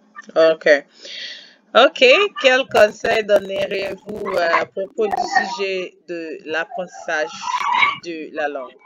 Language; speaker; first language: French; non-native, fluent; Igbo